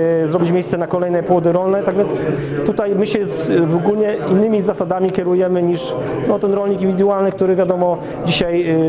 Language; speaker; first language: Polish; native; Polish